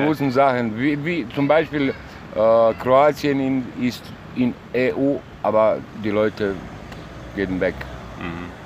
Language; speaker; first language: German; non-native, learner; Bosnian